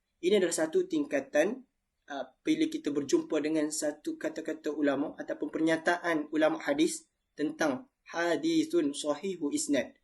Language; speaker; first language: Malay; native; Malay